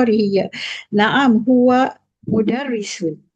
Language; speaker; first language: Arabic; non-native, learner; Malay